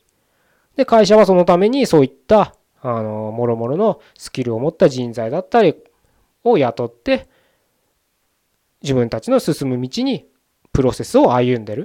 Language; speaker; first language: Japanese; native; Japanese